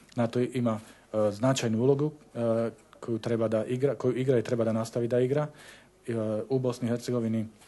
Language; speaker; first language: Bosnian; non-native, fluent; Slovak